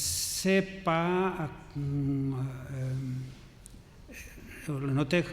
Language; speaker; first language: French; non-native, learner; Catalan